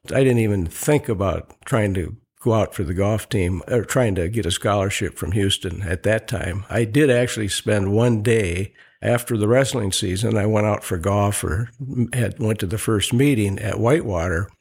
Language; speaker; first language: English; native; English